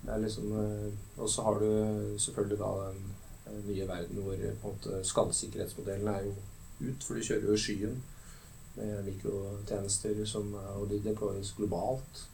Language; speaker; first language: Norwegian; native; Norwegian